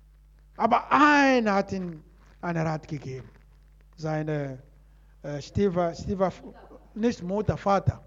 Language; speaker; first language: German; non-native, learner; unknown